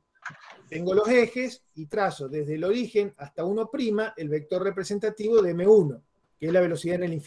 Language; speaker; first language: Spanish; native; Spanish